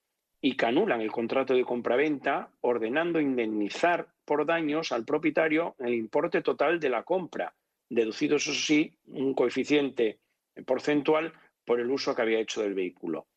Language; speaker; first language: Spanish; native; Spanish